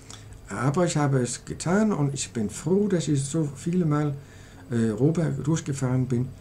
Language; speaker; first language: German; non-native, learner; Danish